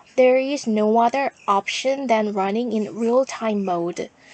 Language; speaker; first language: English; non-native, fluent; Korean